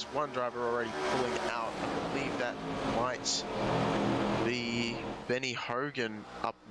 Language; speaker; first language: English; native; English